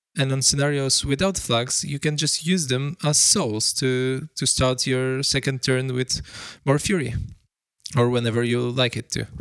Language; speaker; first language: English; non-native, fluent; Polish